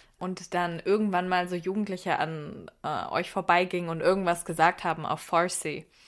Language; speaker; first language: German; early bilingual, other home language; Persian